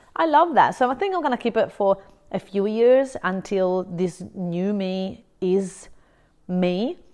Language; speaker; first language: English; non-native, fluent; Italian